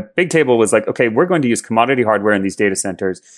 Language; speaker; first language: English; native; English